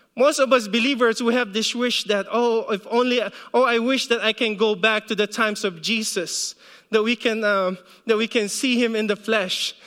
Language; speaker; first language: English; non-native, local second language; Filipino